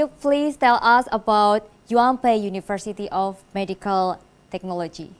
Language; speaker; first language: English; non-native, fluent; Indonesian